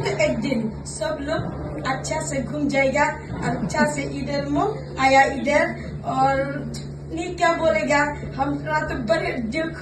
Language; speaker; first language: Hindi; non-native, local second language; Khasi